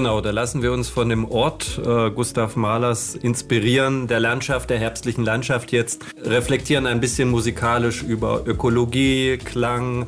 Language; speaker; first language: German; native; German